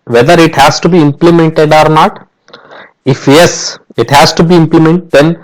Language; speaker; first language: English; non-native, local second language; Kannada